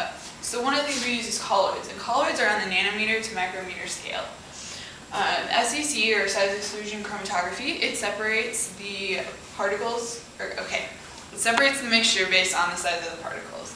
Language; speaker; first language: English; native; English